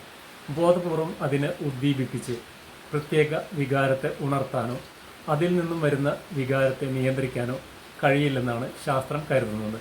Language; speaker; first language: Malayalam; native; Malayalam